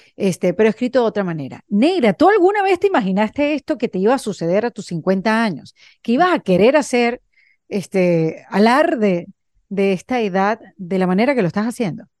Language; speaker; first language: Spanish; native; Spanish